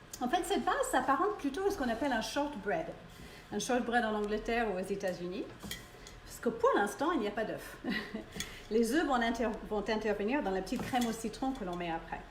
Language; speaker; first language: French; non-native, fluent; English